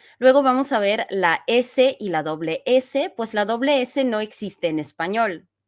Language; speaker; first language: Spanish; non-native, fluent; Bulgarian